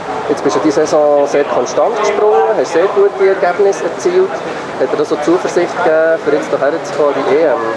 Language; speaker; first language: German; native; German